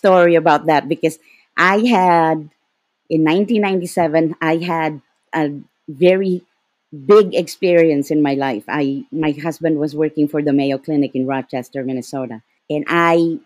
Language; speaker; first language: English; non-native, local second language; Filipino